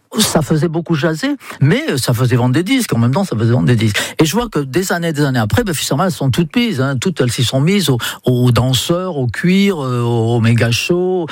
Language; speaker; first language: French; non-native, fluent; English